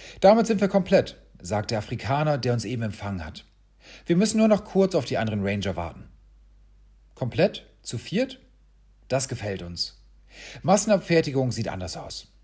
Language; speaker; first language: German; native; German